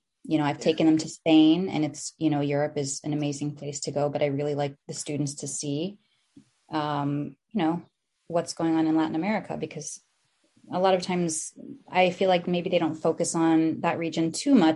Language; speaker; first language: English; early bilingual, other home language; Filipino